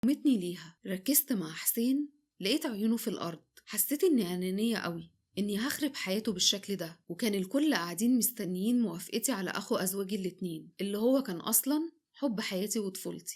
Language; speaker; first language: Arabic; native; Arabic